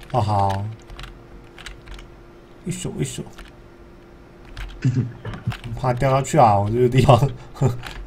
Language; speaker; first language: Chinese; native; Chinese